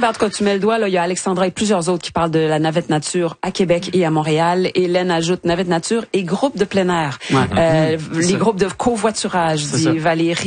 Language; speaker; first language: French; native; French